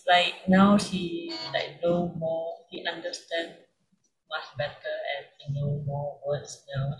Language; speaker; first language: English; non-native, local second language; Chinese